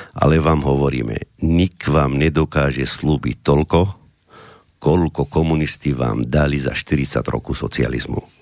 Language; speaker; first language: Slovak; non-native, fluent; Arabic